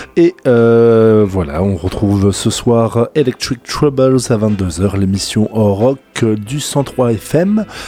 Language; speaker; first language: French; native; French